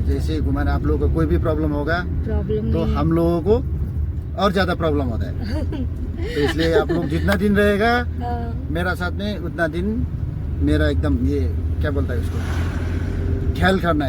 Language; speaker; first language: Hindi; non-native, local second language; Nepali